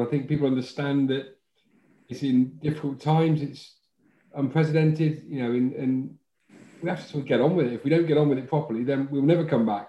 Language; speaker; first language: English; native; English